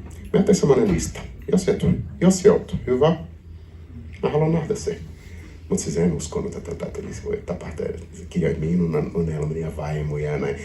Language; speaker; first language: Finnish; non-native, learner; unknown